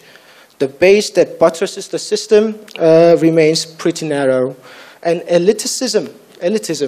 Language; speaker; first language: English; non-native, fluent; Korean